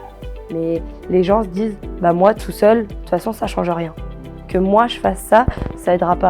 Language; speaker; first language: French; native; French